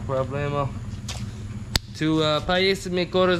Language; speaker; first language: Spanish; non-native, learner; English